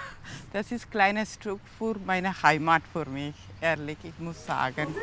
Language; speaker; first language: German; non-native, learner; Tamil